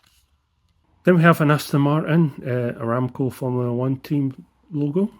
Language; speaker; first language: English; native; English